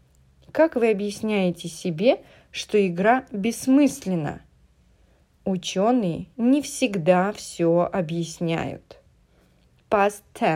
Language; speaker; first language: Russian; non-native, learner; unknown